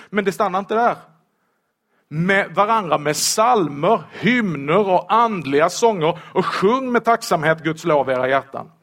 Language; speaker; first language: Swedish; native; Swedish